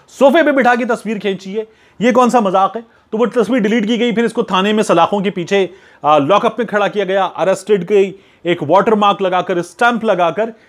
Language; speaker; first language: Urdu; native; Urdu